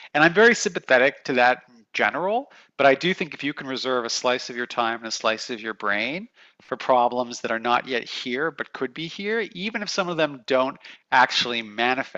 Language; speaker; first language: English; native; English